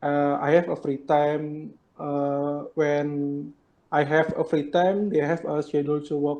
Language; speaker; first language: English; non-native, learner; Indonesian